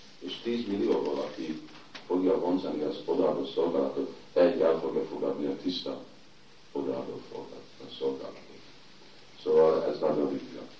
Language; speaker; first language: Hungarian; early bilingual, heritage; Hungarian